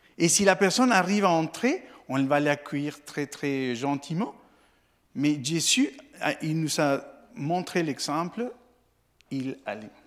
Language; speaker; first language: French; non-native, fluent; Spanish